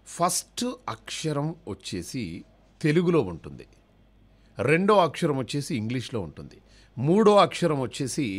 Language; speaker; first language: Telugu; native; Telugu